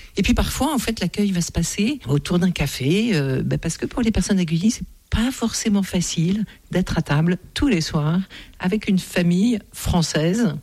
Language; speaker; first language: French; native; French